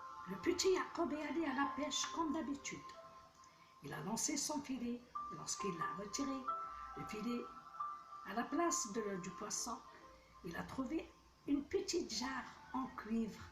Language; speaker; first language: French; non-native, local second language; Arabic